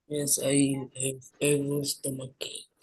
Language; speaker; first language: English; non-native, learner; Indonesian